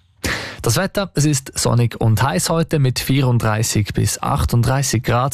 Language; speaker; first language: German; native; German